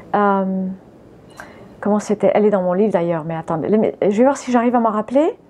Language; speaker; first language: French; early bilingual, other home language; English